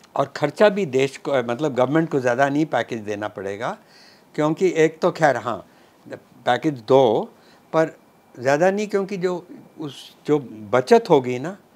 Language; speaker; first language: Hindi; non-native, local second language; Punjabi